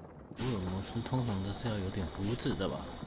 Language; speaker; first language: Chinese; native; Chinese